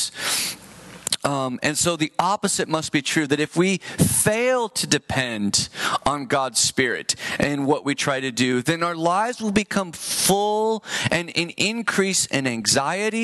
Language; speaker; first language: English; native; English